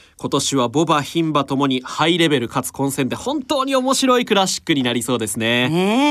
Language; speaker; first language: Japanese; native; Japanese